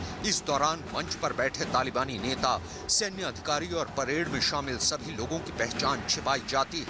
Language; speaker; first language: Hindi; native; Hindi